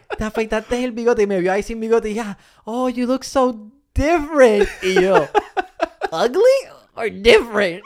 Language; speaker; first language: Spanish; native; Spanish